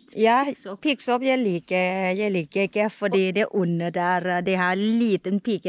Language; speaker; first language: Norwegian; non-native, learner; Thai